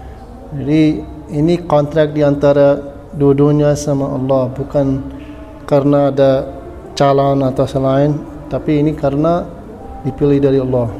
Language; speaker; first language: Indonesian; non-native, fluent; English